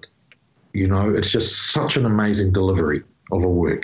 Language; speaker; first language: English; native; English